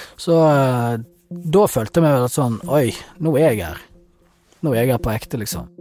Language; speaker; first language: Norwegian; native; Norwegian